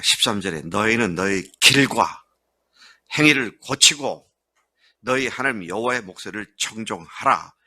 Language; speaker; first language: Korean; native; Korean